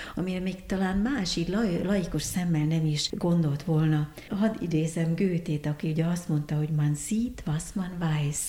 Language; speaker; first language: Hungarian; early bilingual, heritage; Hungarian